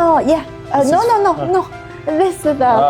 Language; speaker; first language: English; non-native, learner; Chinese